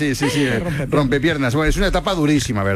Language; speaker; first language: Spanish; native; Spanish